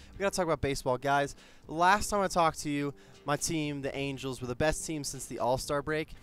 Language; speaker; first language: English; native; English